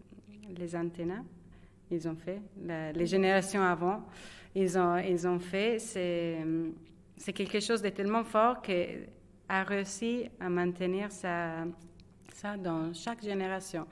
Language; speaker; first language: French; non-native, fluent; Italian